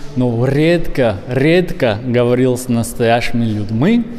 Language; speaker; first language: Russian; non-native, learner; English